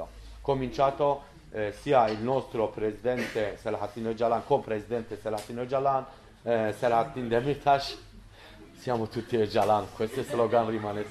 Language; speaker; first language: Italian; non-native, learner; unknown